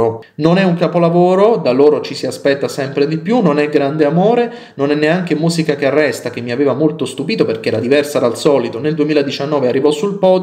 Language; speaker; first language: Italian; native; Italian